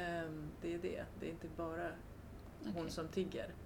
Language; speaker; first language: Swedish; non-native, fluent; Romanian